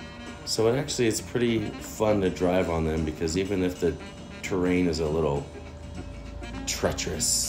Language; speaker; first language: English; native; English